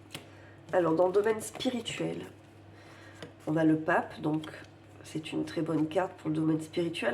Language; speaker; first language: French; native; French